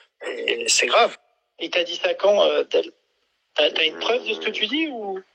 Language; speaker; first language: French; native; French